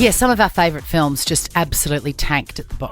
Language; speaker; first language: English; native; English